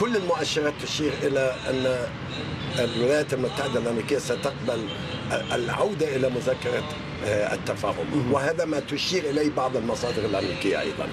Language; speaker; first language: Arabic; non-native, fluent; Persian